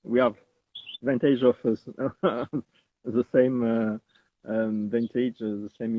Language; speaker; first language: English; non-native, learner; French